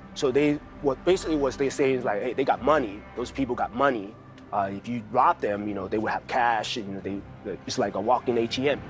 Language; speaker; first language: English; early bilingual, other home language; Chinese